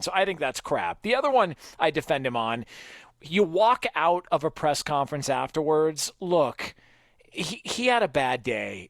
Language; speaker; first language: English; native; English